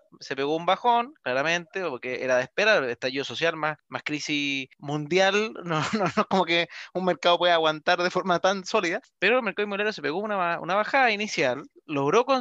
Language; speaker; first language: Spanish; native; Spanish